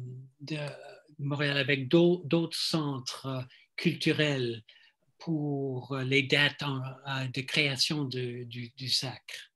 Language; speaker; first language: French; non-native, fluent; English